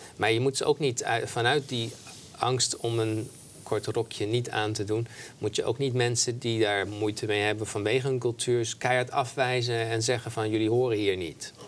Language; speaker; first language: Dutch; native; Dutch